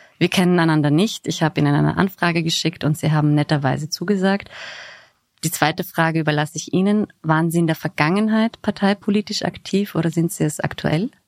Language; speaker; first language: German; native; German